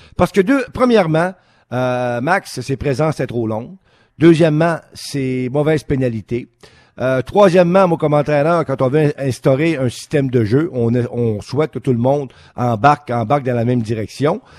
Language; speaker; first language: French; native; French